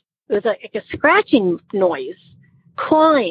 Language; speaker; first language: English; native; English